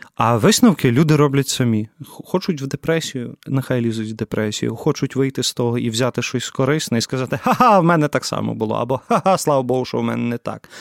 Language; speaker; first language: Ukrainian; native; Ukrainian